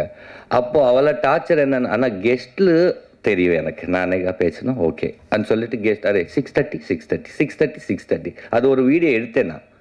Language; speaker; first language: Tamil; non-native, learner; Telugu